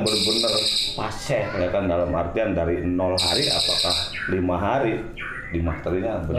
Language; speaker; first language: Indonesian; non-native, local second language; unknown